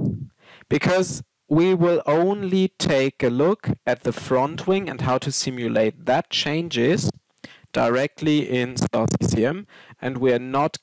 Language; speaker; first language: English; non-native, fluent; German